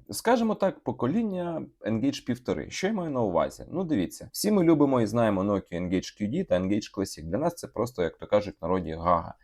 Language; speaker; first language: Ukrainian; non-native, local second language; Russian